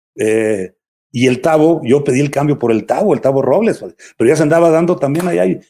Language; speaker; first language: Spanish; native; Spanish